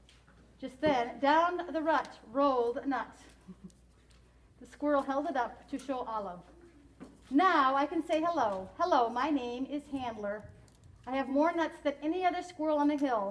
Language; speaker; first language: English; native; English